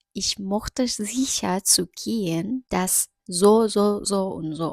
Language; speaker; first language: German; non-native, fluent; Indonesian